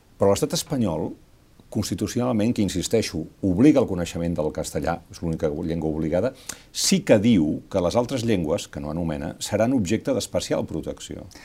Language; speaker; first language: Catalan; native; Catalan